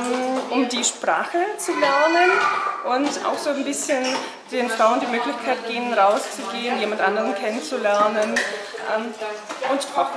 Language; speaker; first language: German; non-native, fluent; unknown